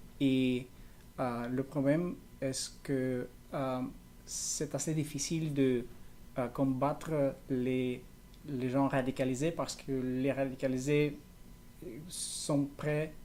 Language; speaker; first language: French; non-native, learner; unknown